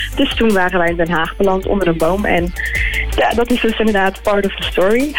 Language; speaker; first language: Dutch; early bilingual, other home language; Arabic